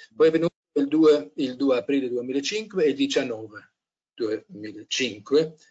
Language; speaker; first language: Italian; non-native, fluent; German